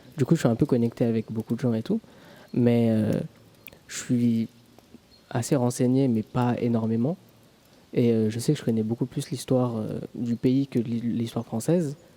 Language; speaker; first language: French; early bilingual, other home language; Tamil